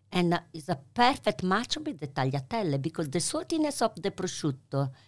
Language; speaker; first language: English; non-native, learner; Italian